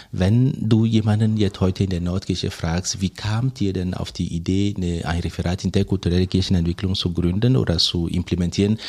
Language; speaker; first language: German; non-native, fluent; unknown